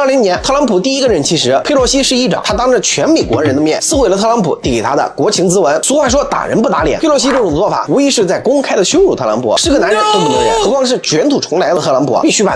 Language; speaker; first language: Chinese; native; Chinese